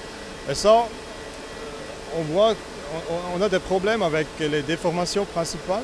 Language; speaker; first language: French; non-native, local second language; Italian